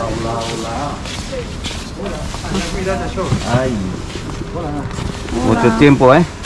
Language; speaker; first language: Spanish; non-native, learner; Filipino